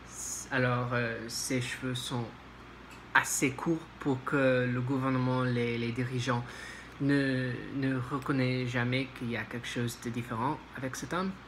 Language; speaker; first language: French; non-native, learner; English